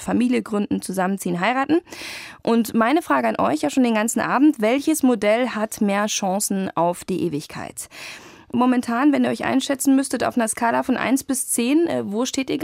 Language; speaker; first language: German; native; German